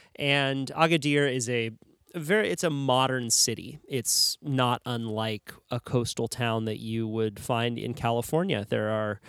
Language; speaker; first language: English; native; English